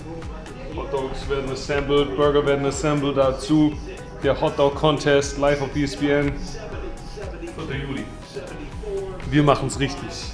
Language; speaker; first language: German; native; German